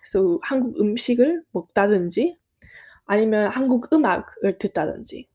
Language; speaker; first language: Korean; early bilingual, heritage; Korean